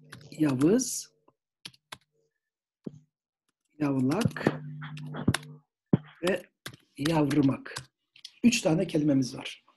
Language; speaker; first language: Turkish; native; Turkish